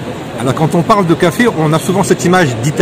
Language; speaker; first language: French; native; French